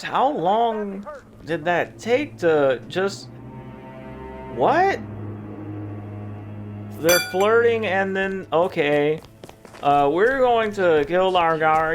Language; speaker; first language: English; native; English